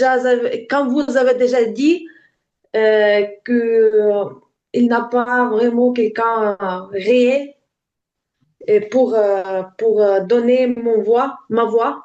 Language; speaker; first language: French; non-native, learner; Ukrainian